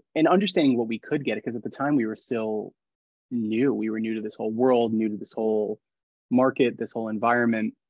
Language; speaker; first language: English; native; English